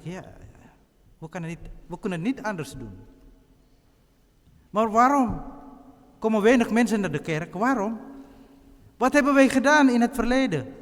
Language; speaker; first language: Dutch; non-native, fluent; Indonesian